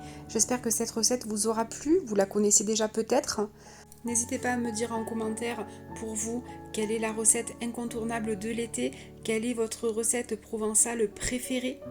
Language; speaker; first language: French; native; French